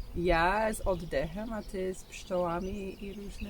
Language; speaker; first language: Polish; non-native, learner; English